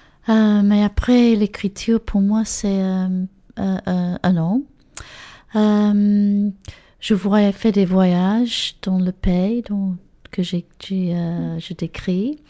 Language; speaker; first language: French; non-native, learner; English